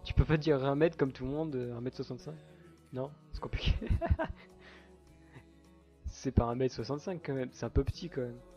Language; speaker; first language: French; native; French